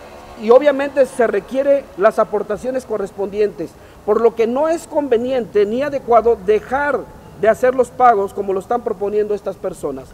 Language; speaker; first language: Spanish; native; Spanish